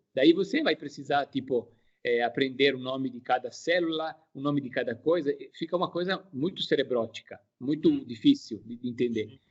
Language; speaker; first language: Portuguese; non-native, fluent; Italian